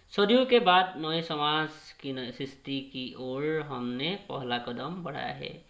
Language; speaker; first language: Hindi; non-native, local second language; Assamese